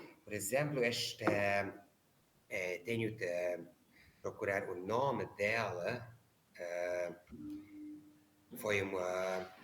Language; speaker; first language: Portuguese; non-native, learner; Hungarian